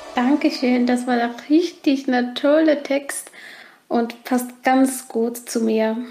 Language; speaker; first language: German; non-native, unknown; Turkish